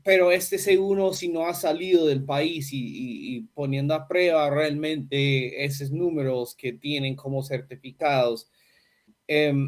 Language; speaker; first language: Spanish; non-native, fluent; English